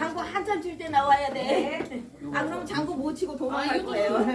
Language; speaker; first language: Korean; native; Korean